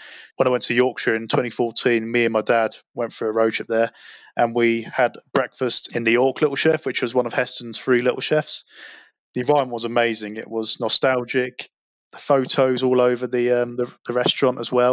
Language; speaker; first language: English; native; English